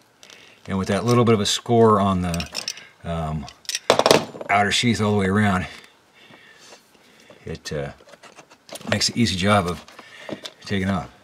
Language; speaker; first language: English; native; English